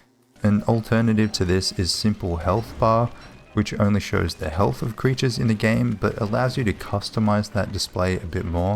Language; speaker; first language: English; native; English